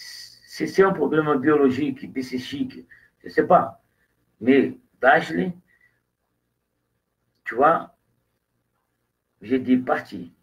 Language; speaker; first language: French; non-native, fluent; Portuguese